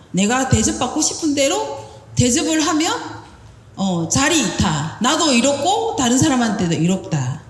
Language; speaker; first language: Korean; native; Korean